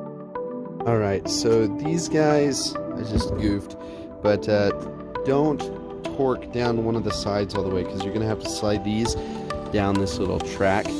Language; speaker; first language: English; native; English